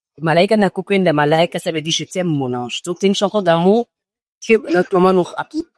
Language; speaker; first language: French; non-native, local second language; Fon